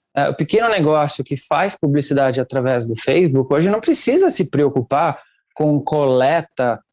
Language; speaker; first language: Portuguese; non-native, fluent; Italian